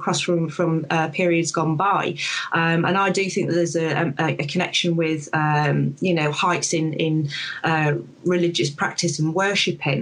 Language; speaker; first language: English; native; English